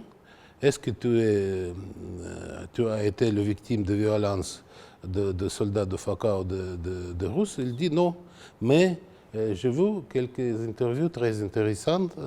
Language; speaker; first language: French; non-native, fluent; Russian